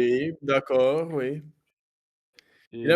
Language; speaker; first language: French; non-native, learner; Russian